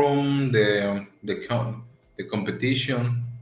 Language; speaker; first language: English; non-native, learner; Spanish